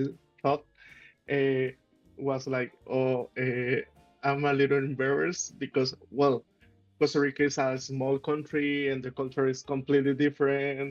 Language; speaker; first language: English; non-native, learner; Spanish